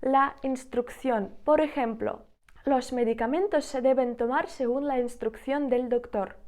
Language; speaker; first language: Spanish; non-native, fluent; Ukrainian